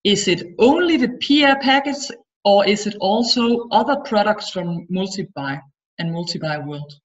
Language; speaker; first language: English; non-native, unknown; Danish